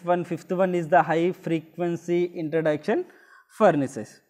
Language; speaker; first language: English; non-native, local second language; Telugu